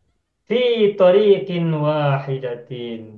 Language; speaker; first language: Arabic; non-native, fluent; Indonesian